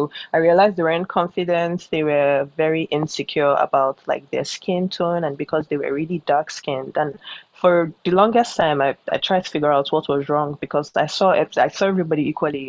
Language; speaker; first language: English; non-native, local second language; Yoruba